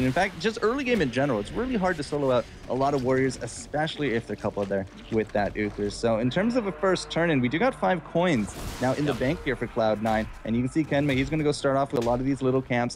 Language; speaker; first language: English; native; English